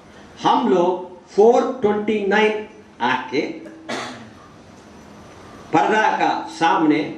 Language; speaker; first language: Hindi; non-native, learner; English